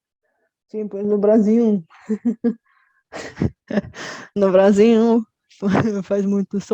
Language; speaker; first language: Portuguese; non-native, fluent; Bulgarian